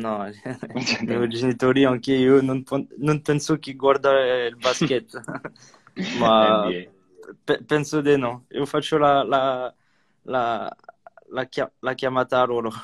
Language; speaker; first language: Italian; non-native, learner; French